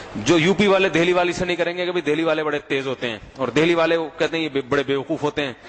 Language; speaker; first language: Urdu; native; Urdu